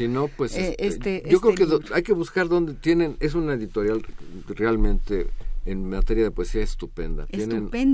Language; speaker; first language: Spanish; native; Spanish